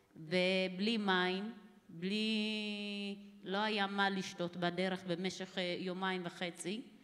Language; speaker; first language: Hebrew; early bilingual, other home language; Amharic